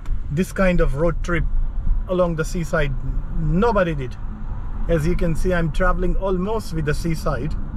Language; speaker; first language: English; non-native, local second language; Urdu